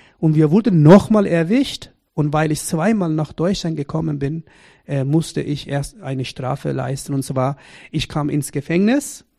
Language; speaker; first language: German; non-native, fluent; Persian